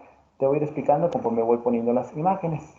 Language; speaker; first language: Spanish; native; Spanish